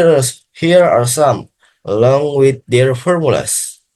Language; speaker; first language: English; non-native, learner; Indonesian